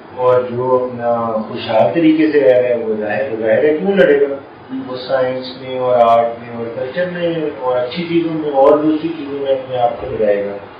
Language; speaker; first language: Urdu; non-native, local second language; Punjabi